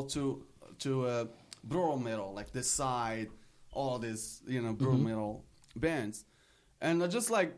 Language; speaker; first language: English; non-native, fluent; Arabic